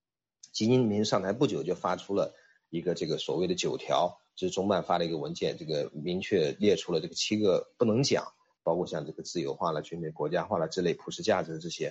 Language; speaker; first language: Chinese; native; Chinese